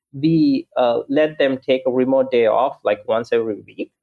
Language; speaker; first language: English; non-native, local second language; Sinhala